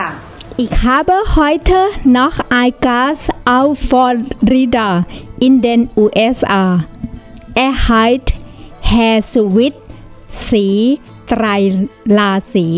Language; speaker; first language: German; non-native, learner; Thai